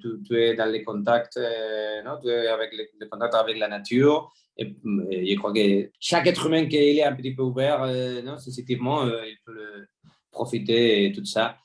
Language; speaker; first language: French; non-native, fluent; Spanish